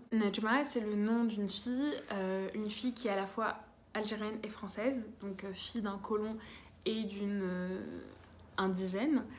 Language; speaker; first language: French; early bilingual, other home language; Arabic